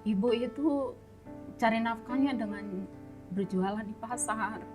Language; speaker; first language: Indonesian; non-native, local second language; Javanese